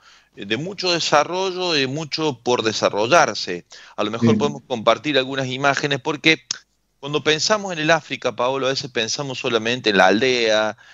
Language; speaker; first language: Spanish; native; Spanish